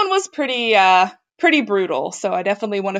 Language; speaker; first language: English; native; English